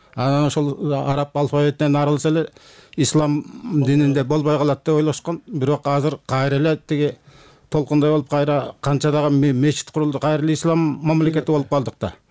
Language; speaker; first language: Kyrgyz; native; Kyrgyz